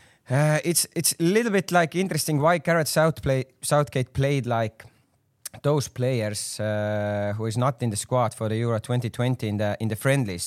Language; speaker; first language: English; non-native, fluent; Estonian